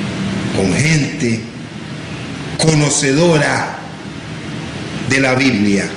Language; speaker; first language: Spanish; non-native, local second language; English